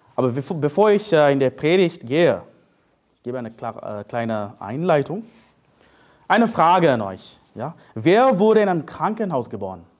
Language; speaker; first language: German; non-native, fluent; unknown